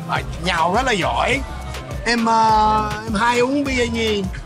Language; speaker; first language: Vietnamese; non-native, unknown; English